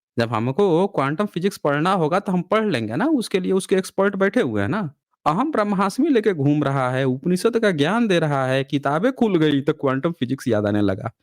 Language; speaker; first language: Hindi; native; Hindi